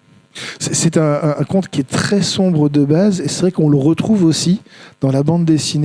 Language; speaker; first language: French; native; French